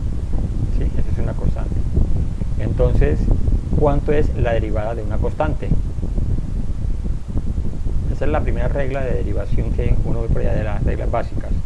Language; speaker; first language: Spanish; native; Spanish